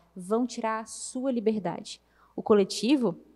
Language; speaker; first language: Portuguese; native; Portuguese